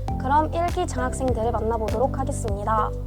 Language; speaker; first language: Korean; native; Korean